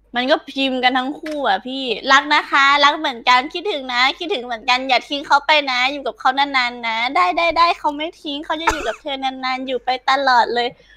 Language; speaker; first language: Thai; native; Thai